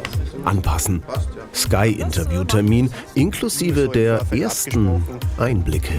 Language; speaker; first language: German; native; German